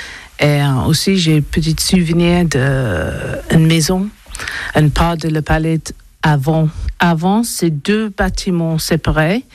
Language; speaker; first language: French; non-native, learner; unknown